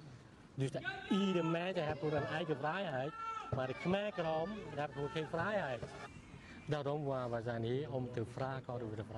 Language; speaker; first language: Dutch; non-native, learner; Khmer